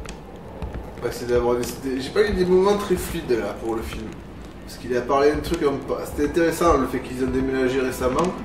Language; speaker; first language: French; native; French